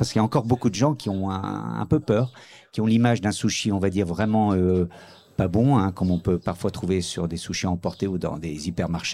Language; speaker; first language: French; native; French